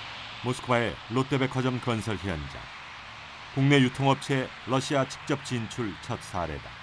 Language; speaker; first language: Korean; native; Korean